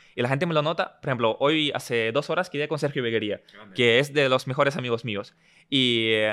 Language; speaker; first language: Spanish; early bilingual, other home language; Russian